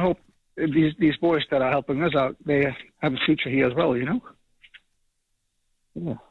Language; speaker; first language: English; non-native, fluent; Dutch